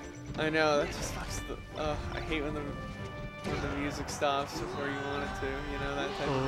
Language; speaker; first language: English; native; English